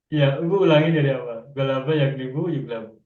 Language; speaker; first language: Indonesian; native; Indonesian